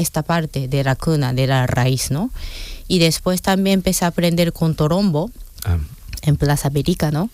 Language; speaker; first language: Spanish; non-native, fluent; Japanese